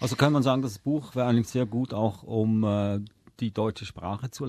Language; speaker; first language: German; native; German